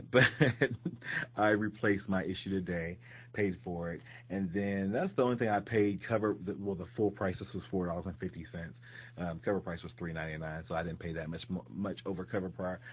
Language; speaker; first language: English; native; English